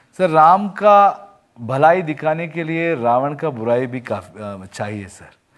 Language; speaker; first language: Hindi; non-native, local second language; Kannada